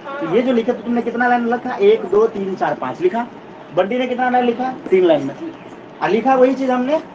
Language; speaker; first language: Hindi; native; Hindi